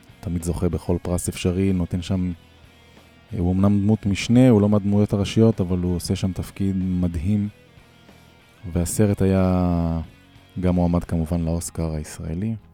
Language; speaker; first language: Hebrew; native; Hebrew